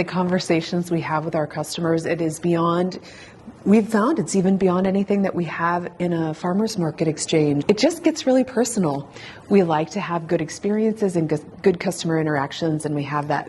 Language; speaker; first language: English; native; English